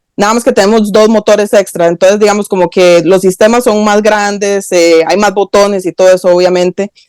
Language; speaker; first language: Spanish; native; Spanish